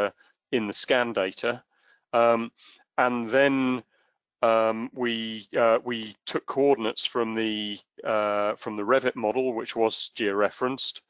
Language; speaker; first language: English; native; English